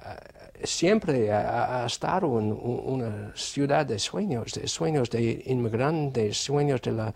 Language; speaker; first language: Spanish; non-native, fluent; English